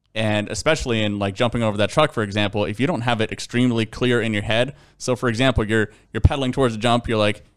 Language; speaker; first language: English; native; English